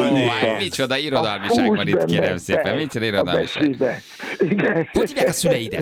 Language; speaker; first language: Hungarian; native; Hungarian